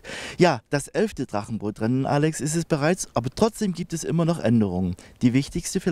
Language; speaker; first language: German; native; German